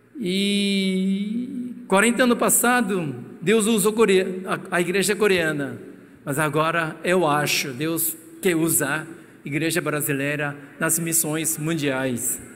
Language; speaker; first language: Portuguese; non-native, fluent; Korean